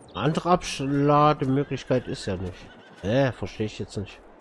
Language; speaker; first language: German; native; German